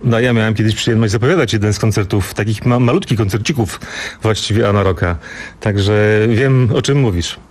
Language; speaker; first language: Polish; native; Polish